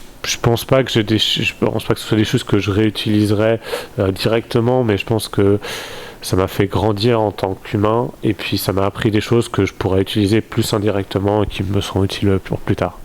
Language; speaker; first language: French; native; French